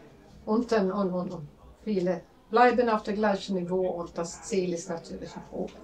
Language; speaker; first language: German; non-native, fluent; Latvian